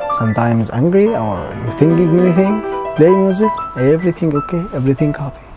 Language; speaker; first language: English; non-native, learner; Arabic